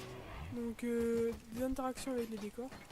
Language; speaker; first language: French; native; French